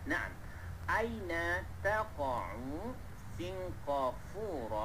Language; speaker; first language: Arabic; non-native, fluent; Malay